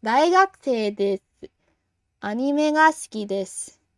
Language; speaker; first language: Japanese; non-native, learner; English